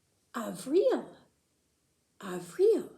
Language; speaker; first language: French; non-native, fluent; English